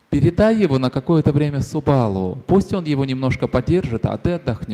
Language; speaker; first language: Russian; native; Russian